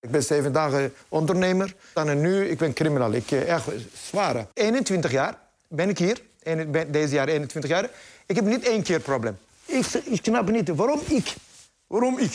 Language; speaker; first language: Dutch; non-native, learner; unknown